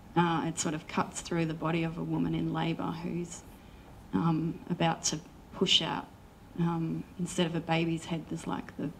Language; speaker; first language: English; native; English